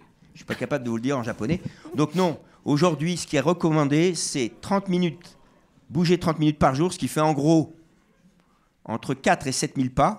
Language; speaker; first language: French; native; French